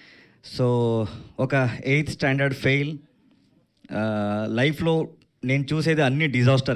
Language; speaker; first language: Telugu; non-native, learner; Kannada